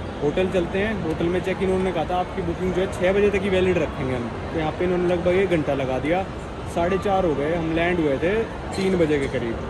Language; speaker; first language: Hindi; native; Hindi